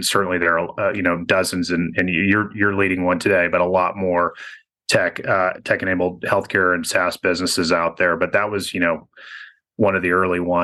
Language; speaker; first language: English; native; English